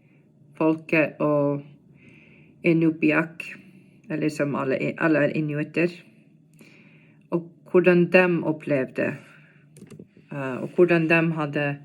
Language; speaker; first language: Norwegian; non-native, fluent; English